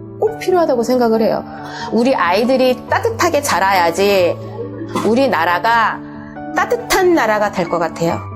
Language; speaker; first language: Korean; native; Korean